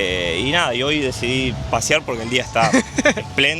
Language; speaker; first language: Spanish; native; Spanish